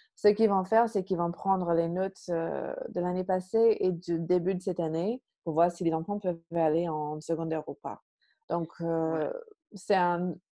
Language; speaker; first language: French; non-native, fluent; English